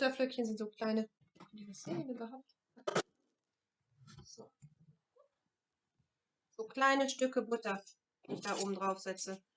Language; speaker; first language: German; non-native, fluent; French